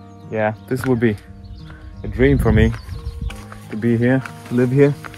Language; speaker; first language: English; non-native, fluent; German